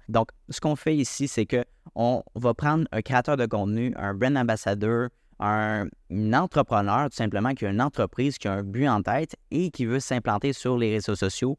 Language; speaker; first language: French; native; French